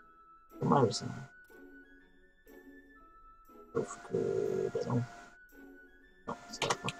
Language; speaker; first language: French; native; French